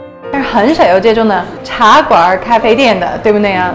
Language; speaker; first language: Chinese; non-native, fluent; English